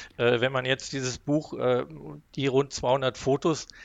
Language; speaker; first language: German; native; German